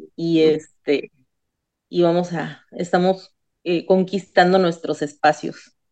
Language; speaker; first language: Spanish; non-native, local second language; Zapotec